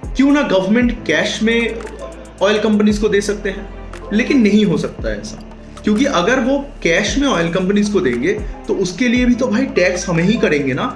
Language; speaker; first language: Hindi; non-native, local second language; Bangla